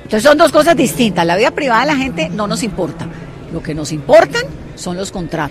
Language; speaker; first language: Spanish; native; Spanish